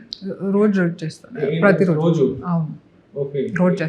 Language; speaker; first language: Telugu; non-native, fluent; Hindi